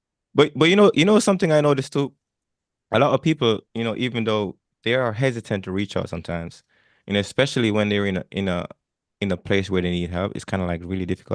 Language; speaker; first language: English; non-native, fluent; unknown